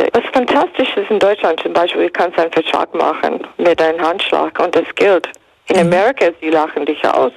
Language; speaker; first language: German; non-native, fluent; English